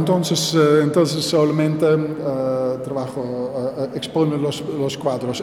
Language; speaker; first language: Spanish; non-native, learner; Dutch